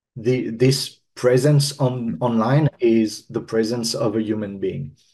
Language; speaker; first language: English; non-native, fluent; French